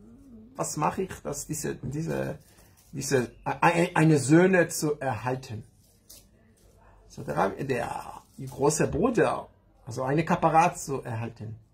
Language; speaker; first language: German; non-native, learner; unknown